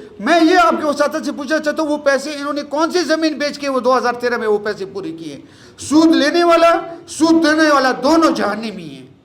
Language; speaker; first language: Urdu; non-native, local second language; Pashto